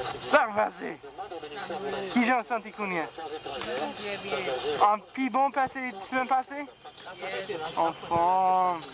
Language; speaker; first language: French; non-native, learner; English